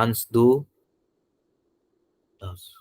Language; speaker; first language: German; non-native, learner; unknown